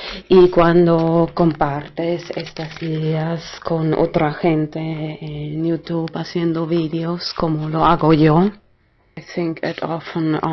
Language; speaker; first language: Spanish; non-native, fluent; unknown